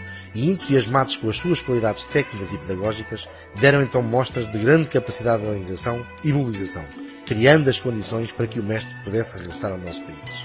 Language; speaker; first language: Portuguese; native; Portuguese